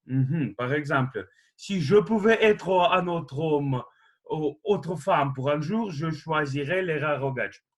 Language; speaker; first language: French; non-native, fluent; Russian